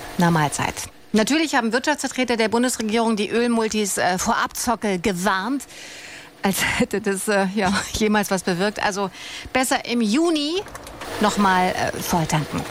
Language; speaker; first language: German; native; German